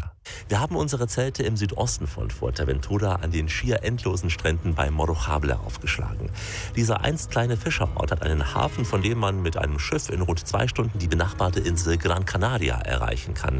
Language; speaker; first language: German; native; German